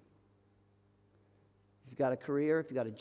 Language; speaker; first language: English; native; English